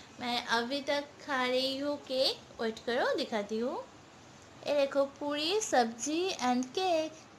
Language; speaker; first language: Hindi; non-native, local second language; Bangla